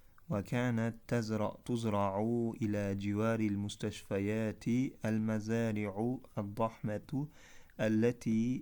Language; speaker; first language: Arabic; non-native, fluent; Uzbek